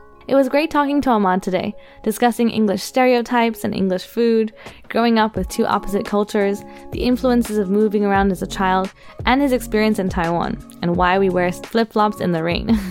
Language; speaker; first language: English; native; English